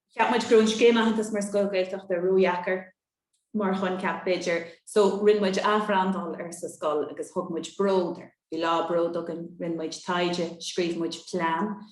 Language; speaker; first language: Irish; native; Irish